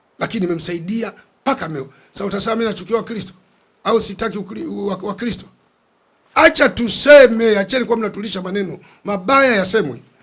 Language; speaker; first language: Swahili; native; Swahili